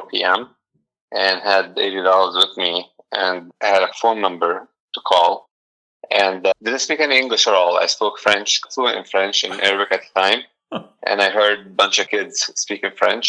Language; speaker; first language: English; non-native, fluent; Arabic